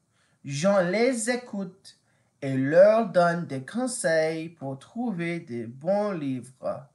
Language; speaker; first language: French; non-native, fluent; English